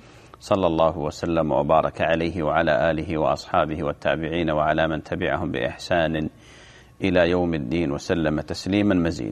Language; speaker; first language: Arabic; native; Arabic